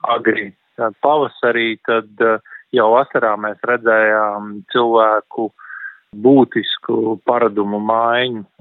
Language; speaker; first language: Latvian; native; Latvian